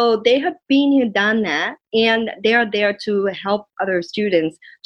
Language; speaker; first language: English; non-native, fluent; Japanese